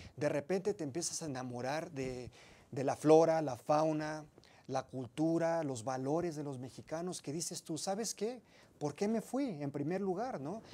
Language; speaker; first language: Spanish; early bilingual, heritage; Spanish